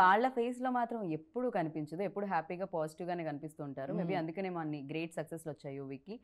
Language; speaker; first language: Telugu; native; Telugu